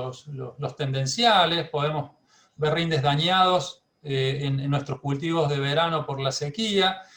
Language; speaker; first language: Spanish; native; Spanish